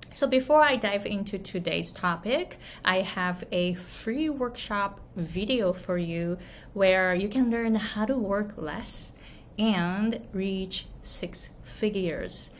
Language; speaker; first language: English; non-native, fluent; Japanese